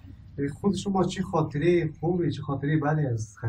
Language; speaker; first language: Persian; native; Persian